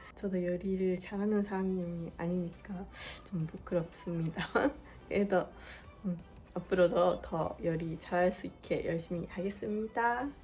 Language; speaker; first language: Korean; non-native, fluent; Japanese